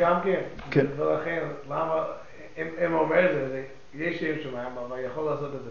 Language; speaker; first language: Hebrew; non-native, learner; English